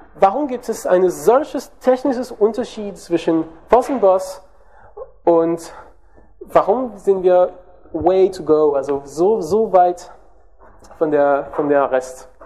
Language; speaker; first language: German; non-native, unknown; French